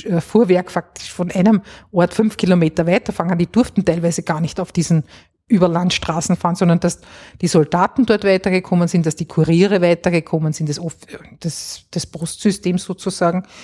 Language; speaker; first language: German; native; German